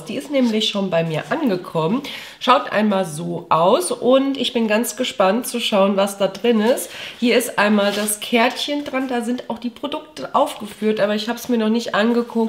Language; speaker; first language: German; native; German